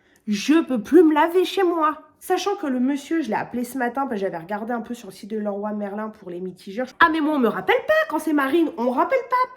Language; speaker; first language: French; native; French